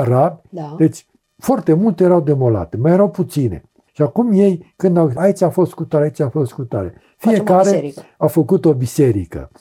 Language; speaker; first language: Romanian; native; Romanian